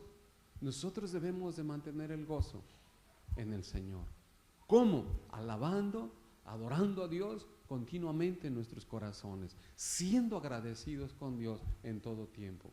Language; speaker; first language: Spanish; native; Spanish